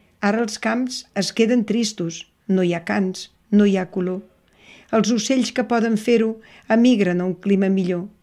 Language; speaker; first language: Catalan; native; Catalan